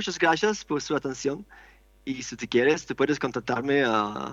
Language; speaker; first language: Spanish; non-native, learner; French